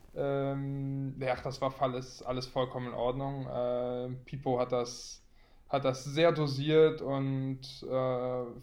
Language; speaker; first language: German; native; German